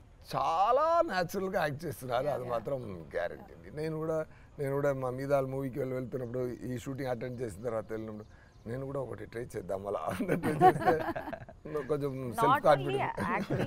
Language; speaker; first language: Telugu; non-native, learner; Tamil